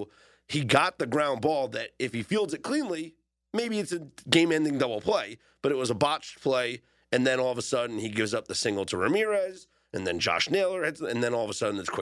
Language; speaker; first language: English; native; English